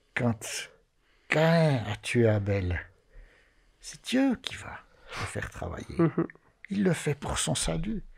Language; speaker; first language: French; native; French